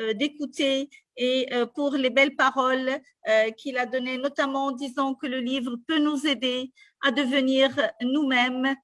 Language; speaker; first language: French; non-native, local second language; Arabic